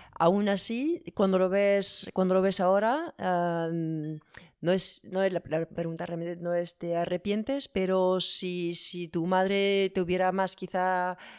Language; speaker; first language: Spanish; non-native, fluent; French